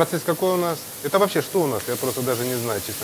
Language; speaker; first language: Russian; native; Russian